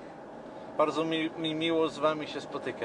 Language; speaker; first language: Polish; non-native, fluent; English